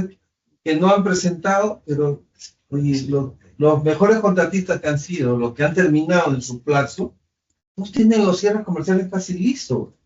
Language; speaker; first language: Spanish; native; Spanish